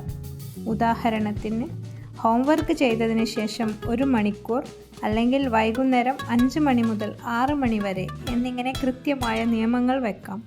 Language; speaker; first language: Malayalam; native; Malayalam